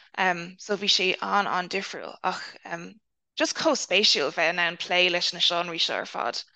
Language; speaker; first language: Irish; non-native, local second language; English